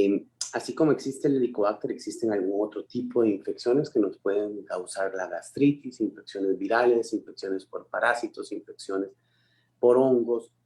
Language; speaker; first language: Spanish; native; Spanish